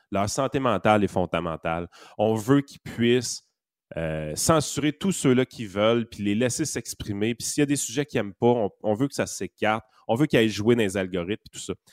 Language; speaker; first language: French; native; French